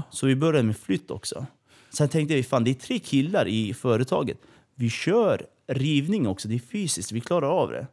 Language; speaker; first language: Swedish; early bilingual, other home language; Persian